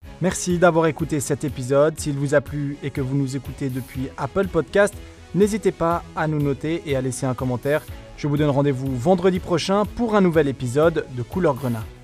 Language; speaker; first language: French; native; French